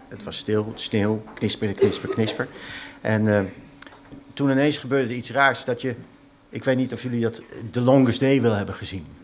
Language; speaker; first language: Dutch; native; Dutch